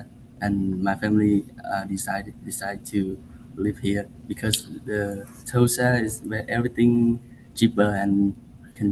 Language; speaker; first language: English; non-native, learner; Vietnamese